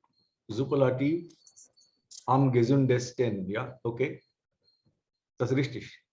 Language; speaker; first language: German; non-native, fluent; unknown